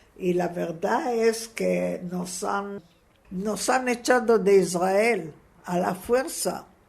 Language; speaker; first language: Spanish; non-native, fluent; Hebrew